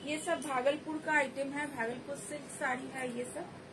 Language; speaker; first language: Hindi; non-native, local second language; Bangla